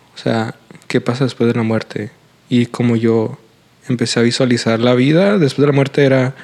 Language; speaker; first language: Spanish; native; Spanish